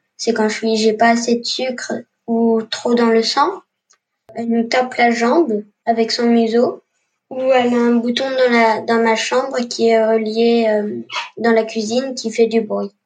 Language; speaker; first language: French; native; French